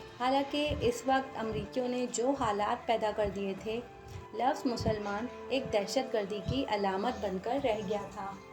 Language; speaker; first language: Urdu; non-native, local second language; Pahari-Potwari